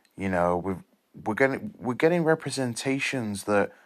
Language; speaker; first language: English; native; English